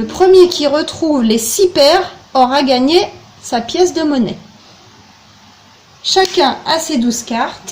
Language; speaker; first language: French; native; French